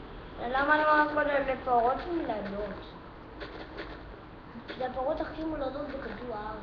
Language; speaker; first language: Hebrew; early bilingual, other home language; Russian